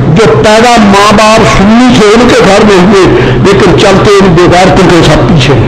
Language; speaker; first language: Urdu; non-native, local second language; Punjabi